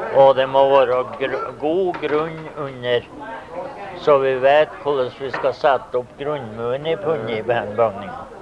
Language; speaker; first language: Norwegian; early bilingual, heritage; Norwegian